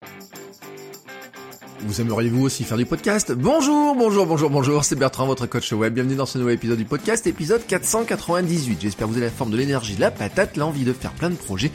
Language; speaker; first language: French; native; French